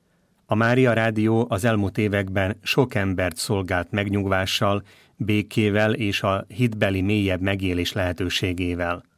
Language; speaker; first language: Hungarian; native; Hungarian